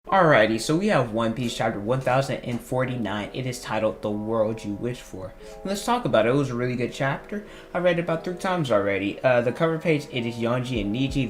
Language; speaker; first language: English; native; English